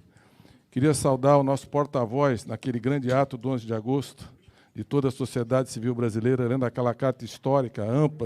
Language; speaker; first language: Portuguese; native; Portuguese